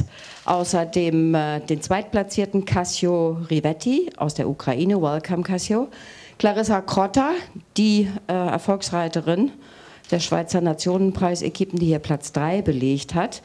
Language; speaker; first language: German; native; German